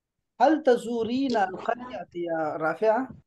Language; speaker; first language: Arabic; non-native, fluent; Urdu